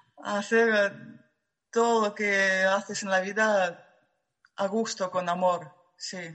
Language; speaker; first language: Spanish; non-native, fluent; Russian